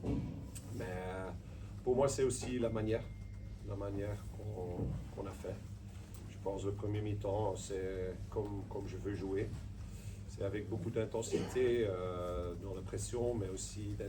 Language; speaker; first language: French; non-native, local second language; Dutch